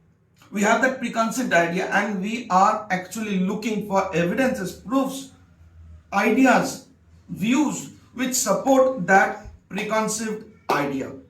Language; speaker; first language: English; non-native, local second language; Bangla